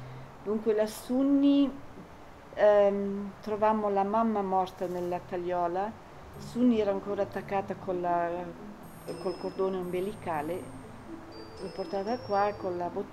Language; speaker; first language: Italian; early bilingual, heritage; Italian